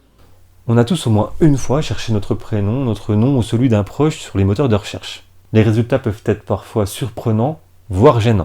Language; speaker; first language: French; native; French